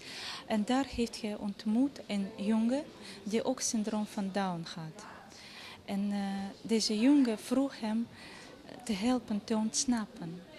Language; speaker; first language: Dutch; non-native, fluent; Russian